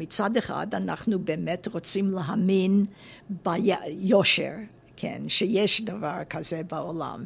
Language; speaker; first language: Hebrew; non-native, fluent; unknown